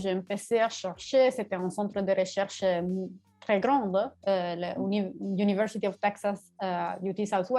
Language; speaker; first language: French; non-native, learner; Italian